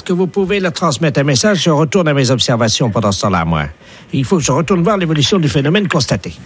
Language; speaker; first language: French; native; French